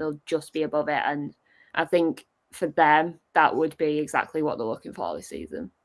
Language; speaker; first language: English; native; English